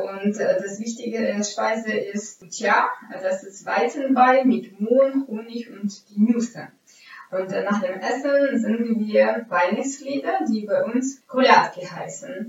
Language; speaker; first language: German; non-native, fluent; Ukrainian